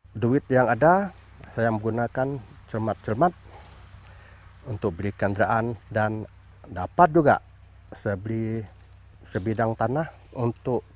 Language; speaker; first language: Malay; non-native, local second language; Iban